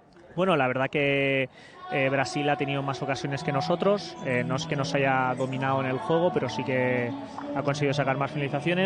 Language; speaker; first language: Spanish; native; Spanish